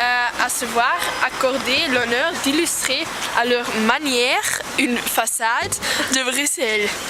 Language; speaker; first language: French; non-native, learner; Dutch